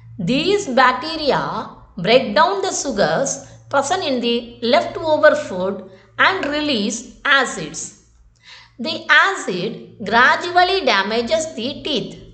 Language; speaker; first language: English; non-native, local second language; Tamil